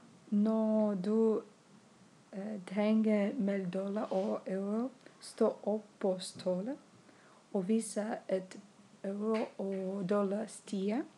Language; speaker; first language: Danish; non-native, learner; Russian